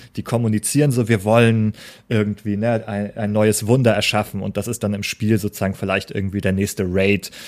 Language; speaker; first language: German; native; German